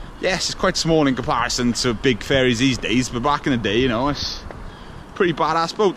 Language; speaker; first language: English; native; English